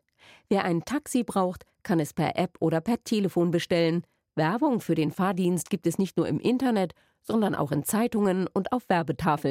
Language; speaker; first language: German; native; German